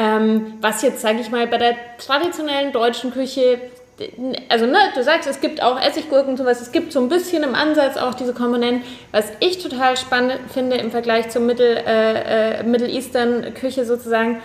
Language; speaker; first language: German; native; German